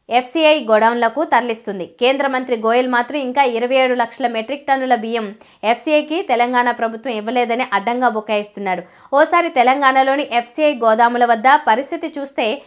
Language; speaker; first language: Telugu; native; Telugu